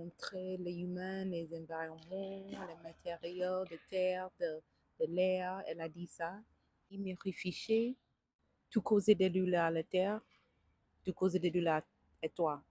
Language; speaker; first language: French; non-native, learner; English